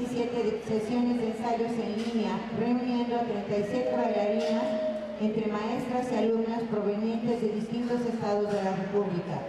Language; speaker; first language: Spanish; native; Spanish